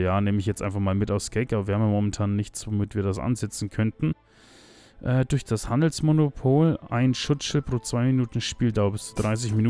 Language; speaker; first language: German; native; German